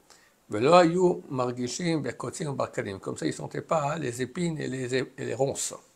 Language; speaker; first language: French; native; French